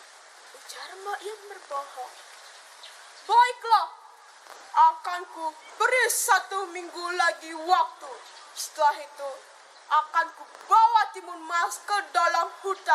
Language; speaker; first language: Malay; non-native, local second language; Balinese